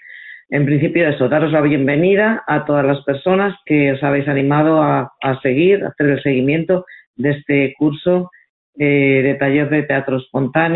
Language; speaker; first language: Spanish; native; Spanish